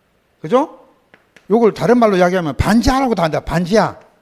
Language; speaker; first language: Korean; native; Korean